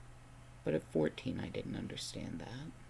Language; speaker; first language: English; native; English